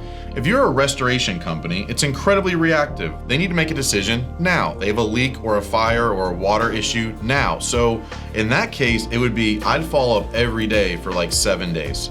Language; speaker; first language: English; native; English